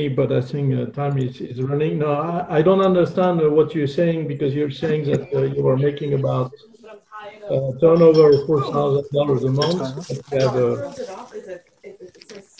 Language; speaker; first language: English; non-native, fluent; French